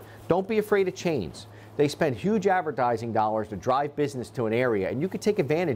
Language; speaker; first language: English; native; English